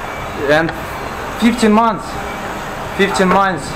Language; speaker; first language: English; non-native, learner; Russian